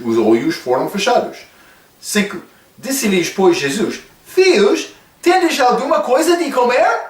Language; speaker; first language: Portuguese; non-native, fluent; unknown